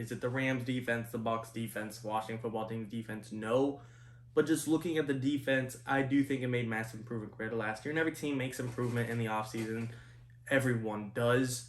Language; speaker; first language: English; native; English